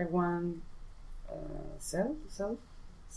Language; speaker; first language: English; non-native, learner; Spanish